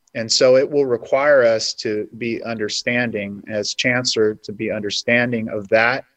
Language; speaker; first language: English; native; English